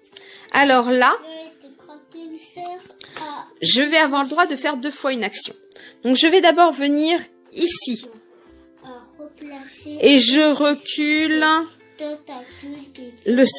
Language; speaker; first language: French; native; French